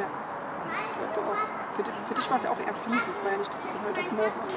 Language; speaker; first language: German; native; German